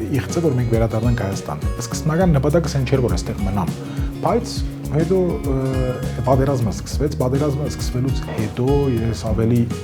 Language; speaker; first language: Armenian; early bilingual, heritage; Armenian